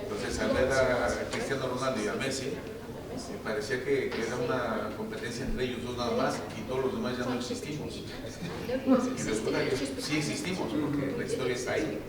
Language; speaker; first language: Spanish; native; Spanish